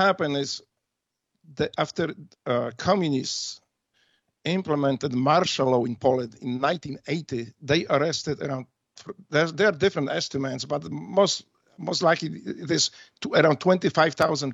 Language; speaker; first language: English; non-native, fluent; Polish